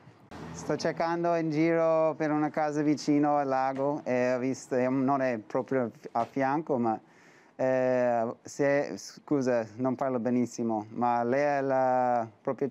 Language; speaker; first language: Italian; non-native, learner; English